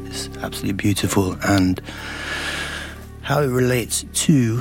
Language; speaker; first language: English; native; English